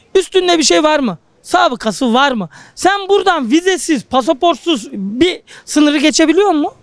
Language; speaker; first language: Turkish; native; Turkish